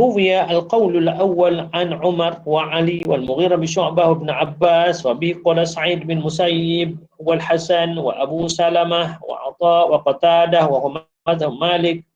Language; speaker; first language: Arabic; non-native, fluent; Malay